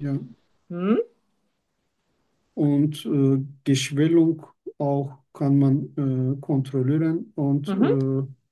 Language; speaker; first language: German; non-native, learner; Turkish